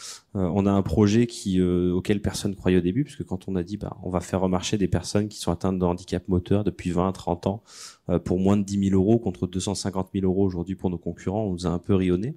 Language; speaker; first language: French; native; French